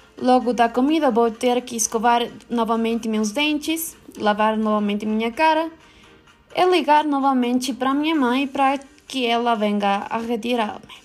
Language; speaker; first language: Portuguese; non-native, learner; Spanish